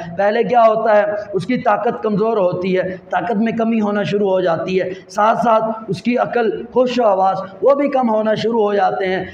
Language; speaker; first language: Urdu; non-native, local second language; Punjabi